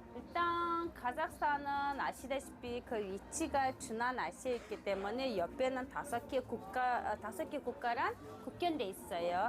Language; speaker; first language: Korean; non-native, fluent; Kazakh